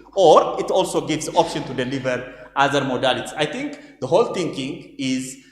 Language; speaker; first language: English; non-native, local second language; Amharic